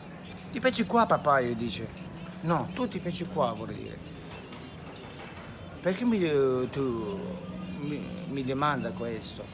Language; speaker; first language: Italian; non-native, learner; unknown